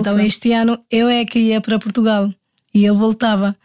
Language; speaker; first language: Portuguese; non-native, fluent; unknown